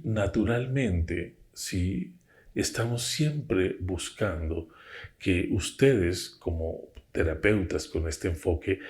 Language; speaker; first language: Spanish; native; Spanish